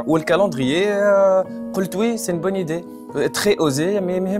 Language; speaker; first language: Arabic; native; Arabic